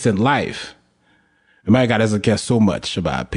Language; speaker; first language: English; non-native, fluent; Haitian Creole